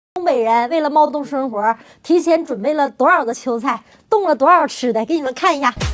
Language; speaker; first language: Chinese; native; Chinese